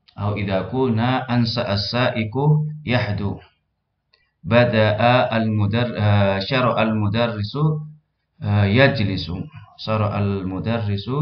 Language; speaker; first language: Arabic; non-native, fluent; Indonesian